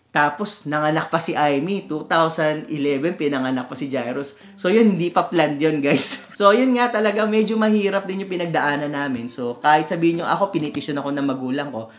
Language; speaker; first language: Filipino; native; Filipino